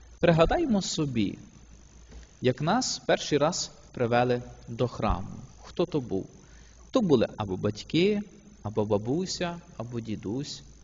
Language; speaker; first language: Ukrainian; native; Ukrainian